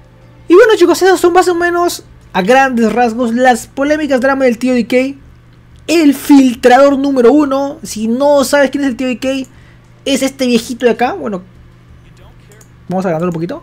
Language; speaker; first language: Spanish; native; Spanish